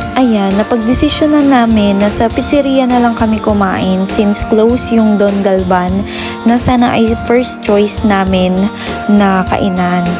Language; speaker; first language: Filipino; non-native, local second language; Hiligaynon